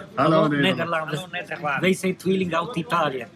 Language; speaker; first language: Dutch; non-native, learner; Italian